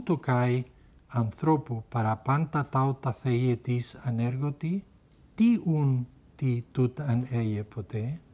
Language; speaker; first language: Greek; non-native, fluent; Spanish